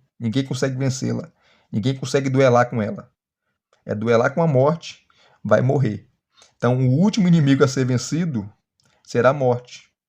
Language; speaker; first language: Portuguese; native; Portuguese